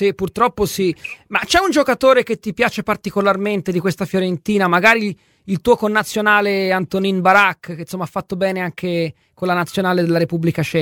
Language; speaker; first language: Italian; native; Italian